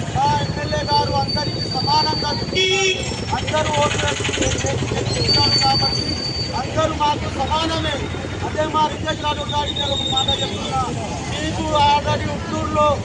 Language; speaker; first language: Telugu; native; Telugu